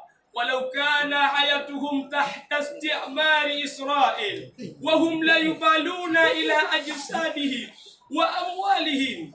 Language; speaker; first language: Arabic; non-native, learner; Achinese